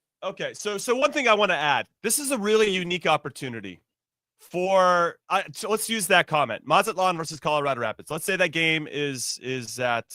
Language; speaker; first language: English; native; English